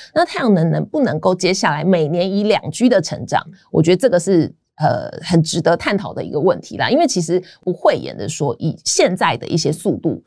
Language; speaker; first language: Chinese; native; Chinese